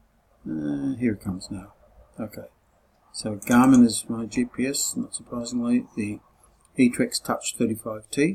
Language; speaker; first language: English; native; English